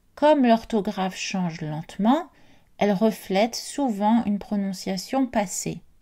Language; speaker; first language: French; native; French